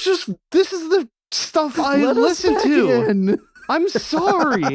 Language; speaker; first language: English; native; English